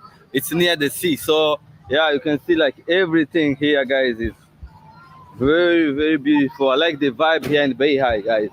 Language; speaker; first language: English; non-native, fluent; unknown